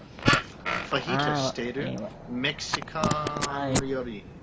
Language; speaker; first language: Japanese; non-native, learner; English